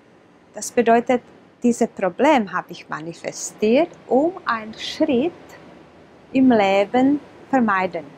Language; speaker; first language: German; non-native, fluent; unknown